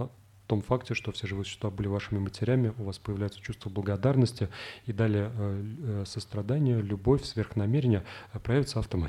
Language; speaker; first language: Russian; native; Russian